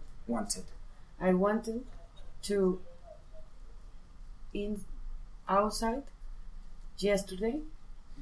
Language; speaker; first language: English; non-native, learner; Spanish